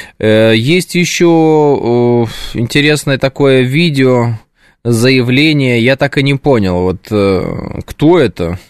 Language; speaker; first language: Russian; native; Russian